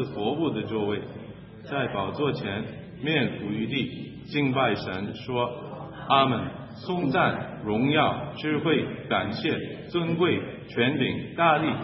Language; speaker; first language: Chinese; non-native, fluent; English